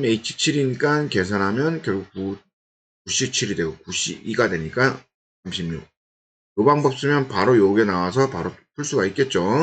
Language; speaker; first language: Korean; native; Korean